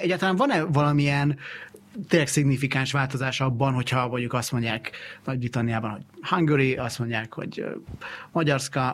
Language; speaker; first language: Hungarian; native; Hungarian